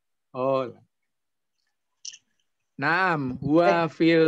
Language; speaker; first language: Arabic; non-native, learner; Indonesian